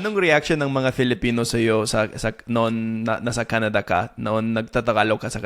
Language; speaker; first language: Filipino; non-native, fluent; English